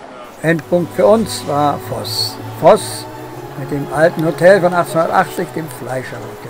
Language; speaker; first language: German; native; German